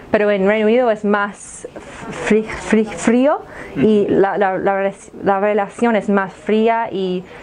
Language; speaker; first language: Spanish; non-native, fluent; English